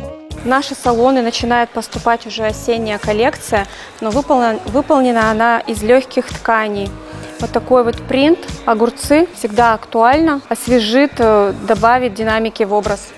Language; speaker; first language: Russian; native; Russian